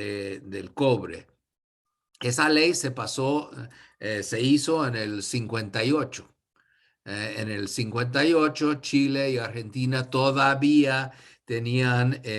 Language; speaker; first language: Spanish; non-native, fluent; English